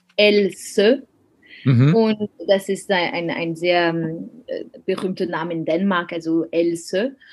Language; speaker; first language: German; non-native, fluent; French